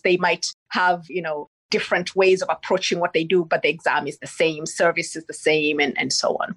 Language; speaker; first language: English; non-native, local second language; Gusii